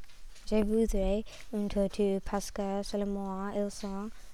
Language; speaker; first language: French; non-native, learner; English